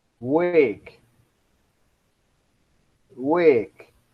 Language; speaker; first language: English; non-native, fluent; Spanish